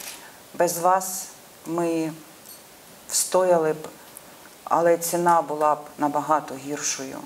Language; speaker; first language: Ukrainian; non-native, local second language; Russian